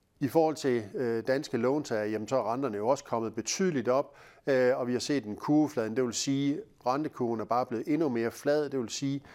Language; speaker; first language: Danish; native; Danish